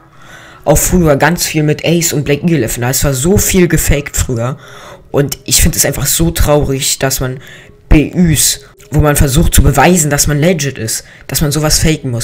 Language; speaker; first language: German; native; German